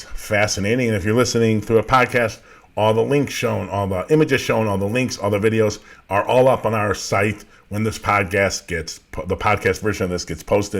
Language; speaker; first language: English; native; English